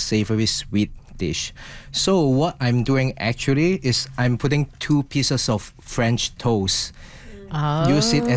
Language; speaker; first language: English; non-native, local second language; Cantonese